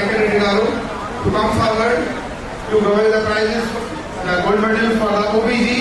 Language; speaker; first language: English; non-native, local second language; Telugu